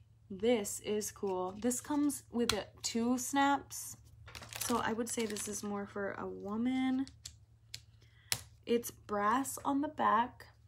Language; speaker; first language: English; early bilingual, other home language; Spanish